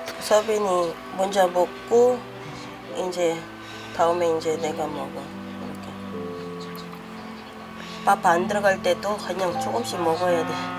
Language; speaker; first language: Korean; non-native, learner; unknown